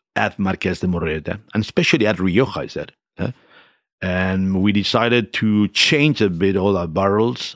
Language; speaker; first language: English; non-native, fluent; Spanish